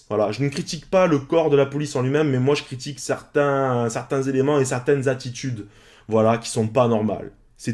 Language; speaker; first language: French; native; French